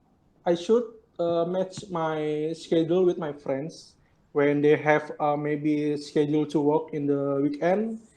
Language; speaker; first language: English; non-native, learner; Indonesian